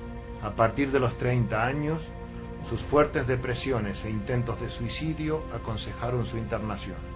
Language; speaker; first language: Spanish; native; Spanish